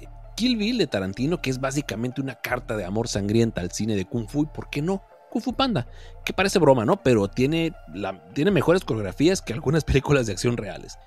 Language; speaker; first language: Spanish; native; Spanish